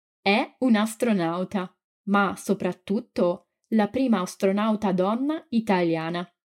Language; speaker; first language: Italian; native; Italian